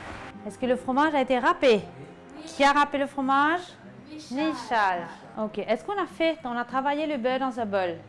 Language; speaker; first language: French; native; French